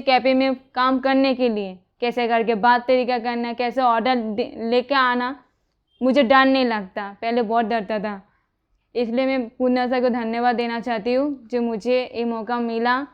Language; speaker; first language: Hindi; non-native, local second language; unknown